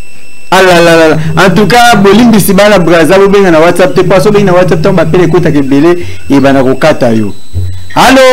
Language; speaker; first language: French; non-native, local second language; Lingala